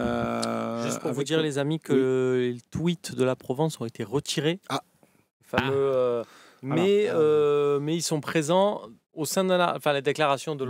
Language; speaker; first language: French; native; French